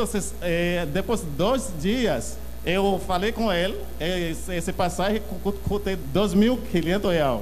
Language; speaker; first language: Portuguese; non-native, learner; Haitian Creole